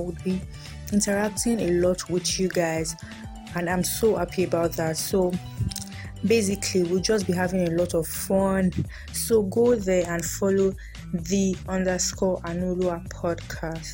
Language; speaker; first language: English; non-native, local second language; Yoruba